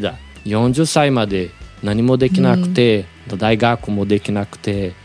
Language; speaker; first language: Japanese; non-native, learner; Portuguese